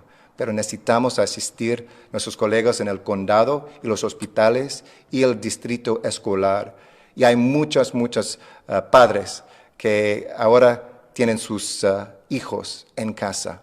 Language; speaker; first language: Spanish; non-native, fluent; English